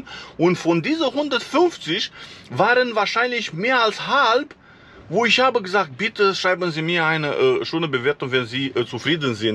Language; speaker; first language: German; non-native, fluent; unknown